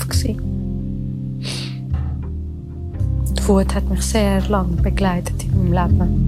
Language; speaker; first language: German; non-native, fluent; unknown